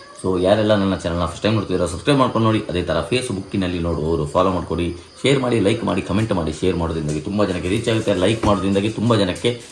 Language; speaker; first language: Kannada; native; Kannada